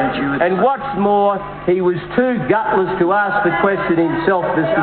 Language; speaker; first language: English; native; English